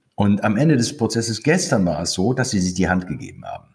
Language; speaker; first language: German; native; German